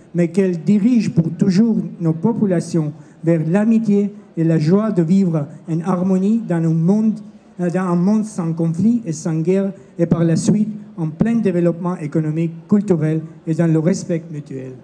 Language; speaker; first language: French; non-native, learner; Armenian